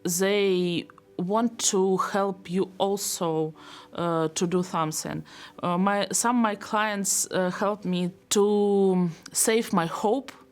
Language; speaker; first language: English; non-native, learner; Belarusian